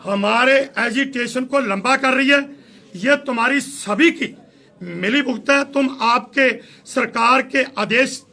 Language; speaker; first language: Hindi; non-native, local second language; Punjabi